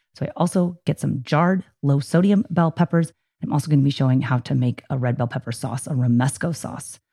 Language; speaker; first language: English; native; English